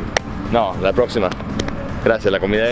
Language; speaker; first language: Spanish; non-native, learner; English